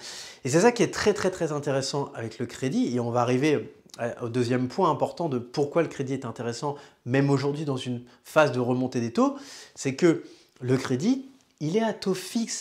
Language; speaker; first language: French; native; French